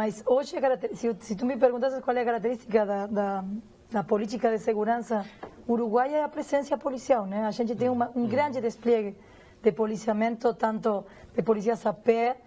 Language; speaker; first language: Portuguese; non-native, fluent; Spanish